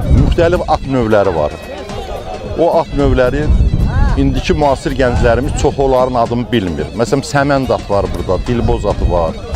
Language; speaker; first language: Azerbaijani; native; Azerbaijani